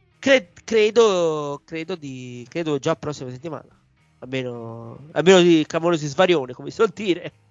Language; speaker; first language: Italian; native; Italian